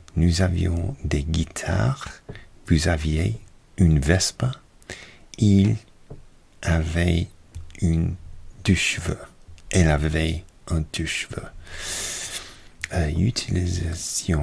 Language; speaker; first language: French; non-native, learner; English